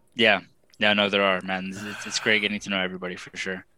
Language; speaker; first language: English; native; English